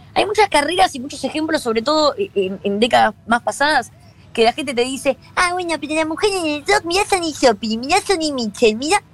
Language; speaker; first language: Spanish; native; Spanish